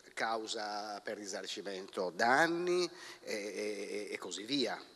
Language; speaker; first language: Italian; native; Italian